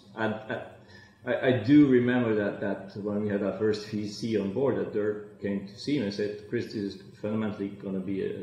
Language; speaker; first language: English; non-native, fluent; Dutch